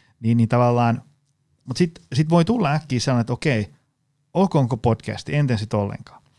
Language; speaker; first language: Finnish; native; Finnish